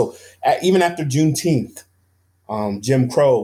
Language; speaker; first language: English; native; English